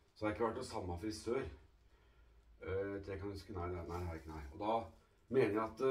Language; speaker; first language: Norwegian; native; Norwegian